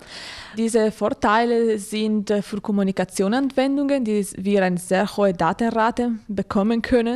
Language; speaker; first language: German; non-native, fluent; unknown